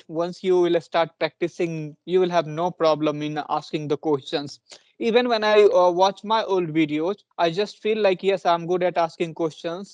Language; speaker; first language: English; non-native, local second language; Punjabi